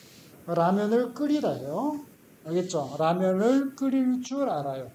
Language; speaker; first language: Korean; native; Korean